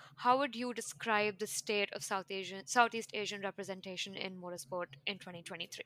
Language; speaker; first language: English; non-native, local second language; Hindi